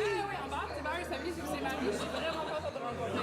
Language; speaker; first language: French; native; French